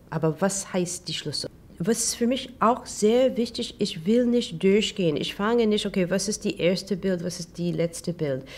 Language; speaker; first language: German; non-native, learner; English